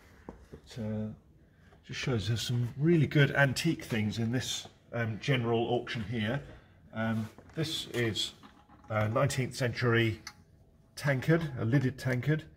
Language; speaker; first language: English; native; English